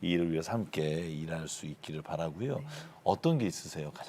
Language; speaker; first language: Korean; native; Korean